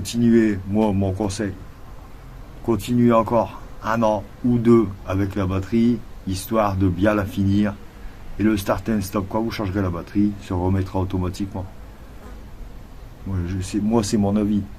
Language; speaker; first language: French; native; French